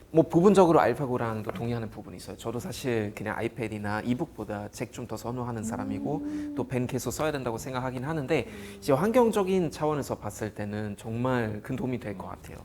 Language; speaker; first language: Korean; non-native, fluent; German